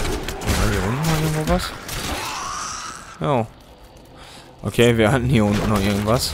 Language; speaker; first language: German; native; German